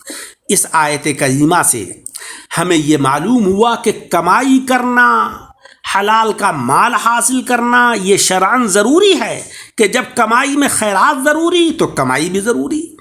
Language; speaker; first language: Urdu; native; Urdu